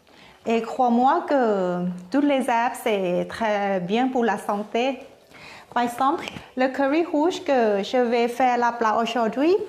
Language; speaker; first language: French; non-native, learner; Thai